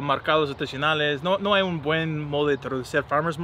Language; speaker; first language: Spanish; non-native, learner; English